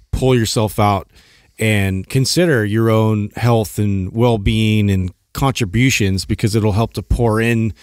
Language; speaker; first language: English; native; English